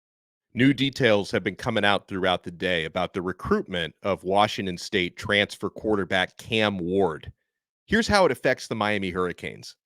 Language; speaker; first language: English; native; English